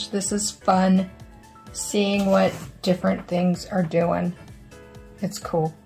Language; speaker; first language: English; native; English